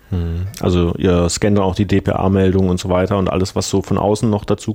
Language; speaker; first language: German; native; German